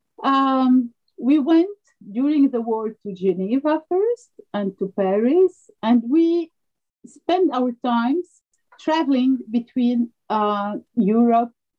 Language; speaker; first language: English; non-native, fluent; French